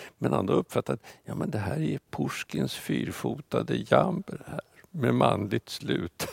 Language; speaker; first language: Swedish; non-native, fluent; Russian